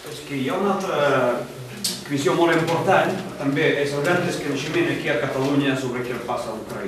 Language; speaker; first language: Catalan; non-native, fluent; Ukrainian